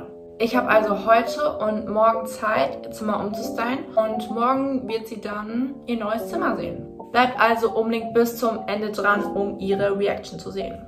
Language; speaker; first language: German; native; German